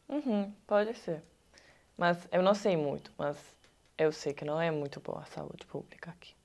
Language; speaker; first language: Portuguese; non-native, learner; Italian